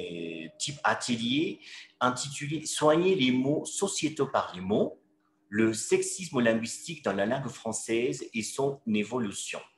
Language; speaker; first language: French; non-native, fluent; Spanish